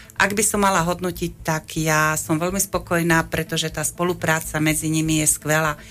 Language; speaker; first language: Slovak; native; Slovak